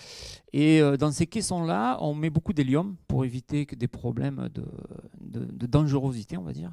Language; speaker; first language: French; native; French